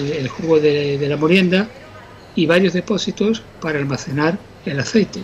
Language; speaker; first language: Spanish; native; Spanish